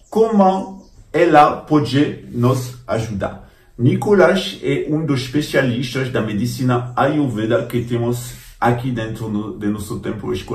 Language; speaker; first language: Portuguese; non-native, fluent; French